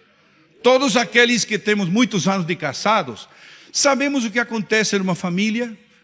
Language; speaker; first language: Portuguese; non-native, fluent; Spanish